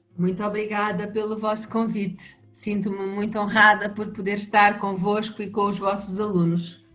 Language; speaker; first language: Portuguese; native; Portuguese